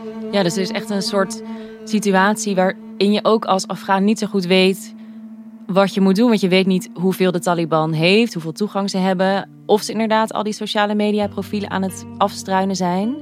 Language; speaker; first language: Dutch; native; Dutch